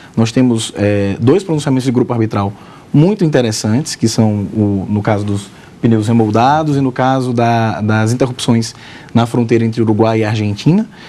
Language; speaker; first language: Portuguese; native; Portuguese